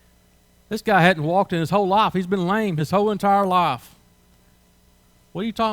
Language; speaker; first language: English; native; English